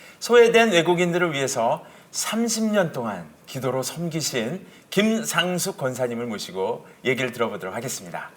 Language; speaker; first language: Korean; native; Korean